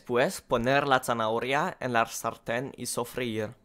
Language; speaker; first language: Spanish; non-native, learner; German